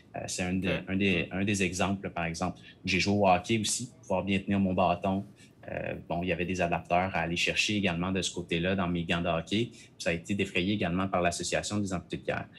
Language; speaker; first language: French; native; French